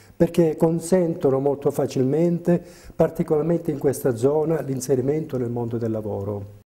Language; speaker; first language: Italian; native; Italian